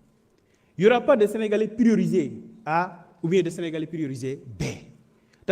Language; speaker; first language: French; non-native, local second language; Wolof